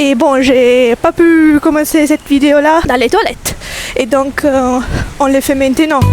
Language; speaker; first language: French; non-native, fluent; Italian